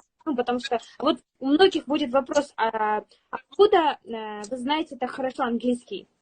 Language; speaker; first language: Russian; native; Russian